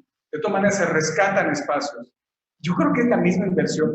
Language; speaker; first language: Spanish; native; Spanish